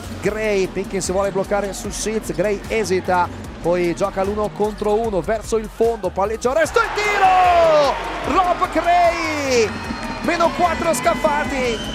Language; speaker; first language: Italian; native; Italian